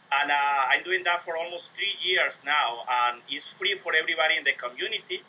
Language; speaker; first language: English; non-native, learner; Spanish